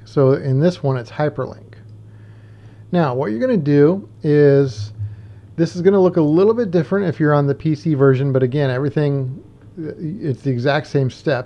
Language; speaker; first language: English; native; English